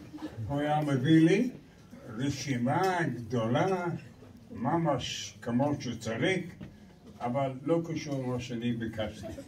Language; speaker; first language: Hebrew; non-native, learner; English